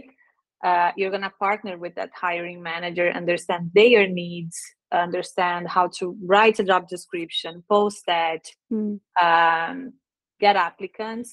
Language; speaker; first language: English; non-native, fluent; Portuguese